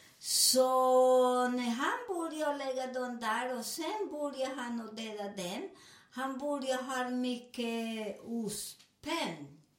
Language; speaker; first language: Swedish; non-native, learner; Spanish